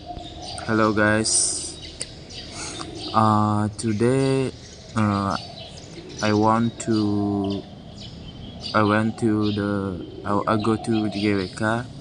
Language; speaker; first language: English; non-native, learner; Indonesian